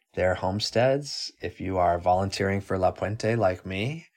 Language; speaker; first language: English; native; English